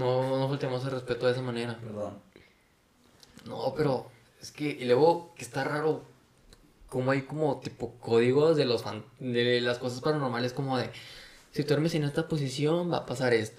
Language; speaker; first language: Spanish; native; Spanish